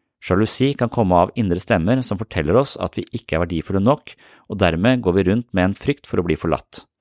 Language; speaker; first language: Norwegian; native; Norwegian